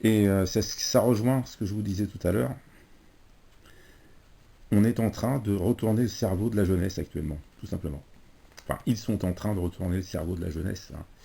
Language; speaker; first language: French; native; French